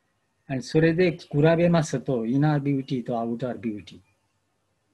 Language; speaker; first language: Japanese; non-native, learner; Bangla